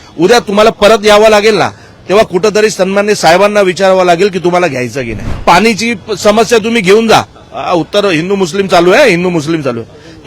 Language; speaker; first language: Marathi; non-native, local second language; Gujarati